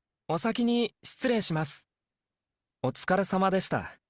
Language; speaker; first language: Japanese; non-native, learner; Filipino